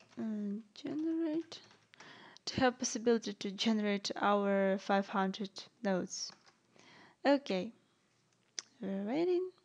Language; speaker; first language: English; non-native, fluent; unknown